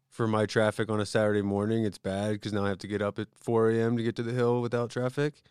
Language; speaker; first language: English; native; English